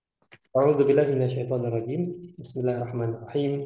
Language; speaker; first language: Arabic; non-native, fluent; Indonesian